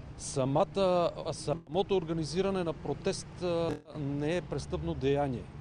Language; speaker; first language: Bulgarian; native; Bulgarian